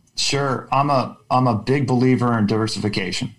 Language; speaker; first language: English; native; English